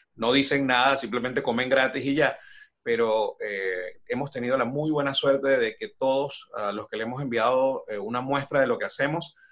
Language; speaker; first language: Spanish; native; Spanish